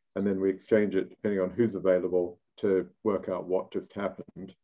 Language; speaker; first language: English; native; English